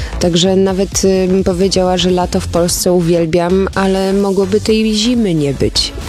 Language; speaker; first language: Polish; early bilingual, heritage; Polish